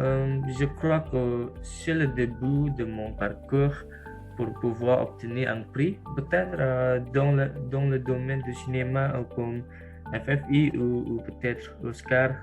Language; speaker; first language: French; non-native, learner; Indonesian